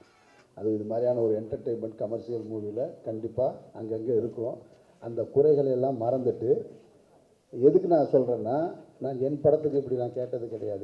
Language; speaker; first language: Tamil; native; Tamil